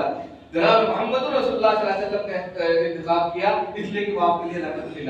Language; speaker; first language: Urdu; native; Urdu